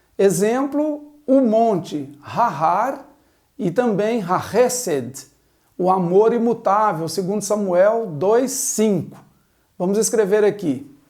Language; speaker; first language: Portuguese; native; Portuguese